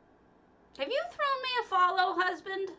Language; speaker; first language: English; native; English